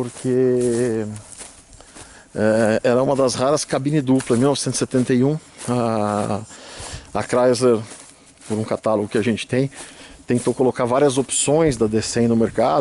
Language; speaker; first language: Portuguese; native; Portuguese